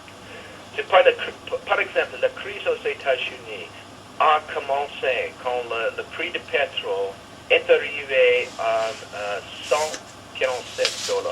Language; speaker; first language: French; non-native, fluent; English